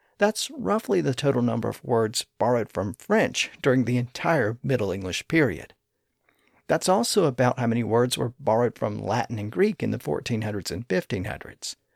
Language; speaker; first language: English; native; English